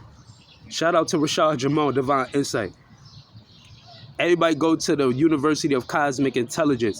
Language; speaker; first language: English; native; English